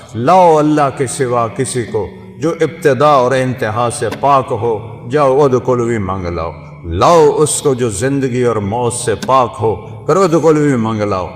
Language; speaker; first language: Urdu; non-native, local second language; Saraiki